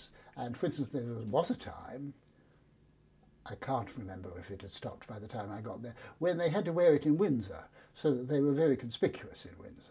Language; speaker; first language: English; native; English